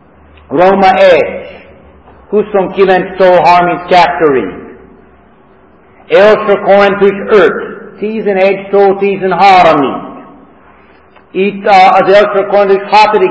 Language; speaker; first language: Hungarian; non-native, fluent; English